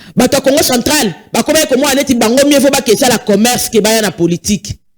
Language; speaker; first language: Lingala; non-native, local second language; Kongo